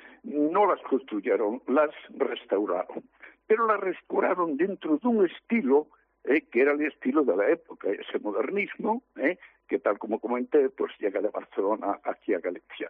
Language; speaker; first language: Spanish; native; Spanish